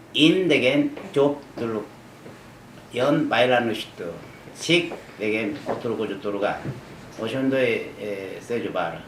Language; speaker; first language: Kyrgyz; non-native, learner; Korean